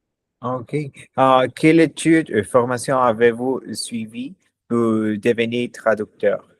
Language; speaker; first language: French; non-native, learner; Spanish